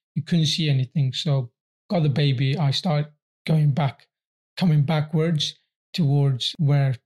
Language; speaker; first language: English; early bilingual, other home language; Persian